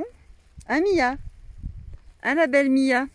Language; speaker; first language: French; native; French